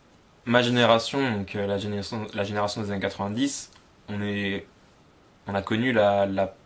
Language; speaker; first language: French; native; French